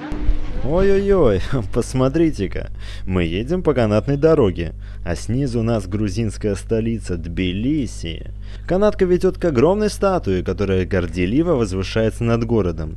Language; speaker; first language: Russian; native; Russian